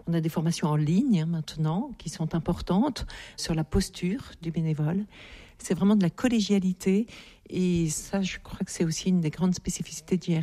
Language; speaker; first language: French; native; French